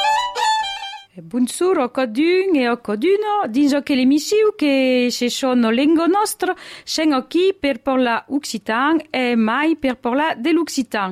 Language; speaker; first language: French; native; French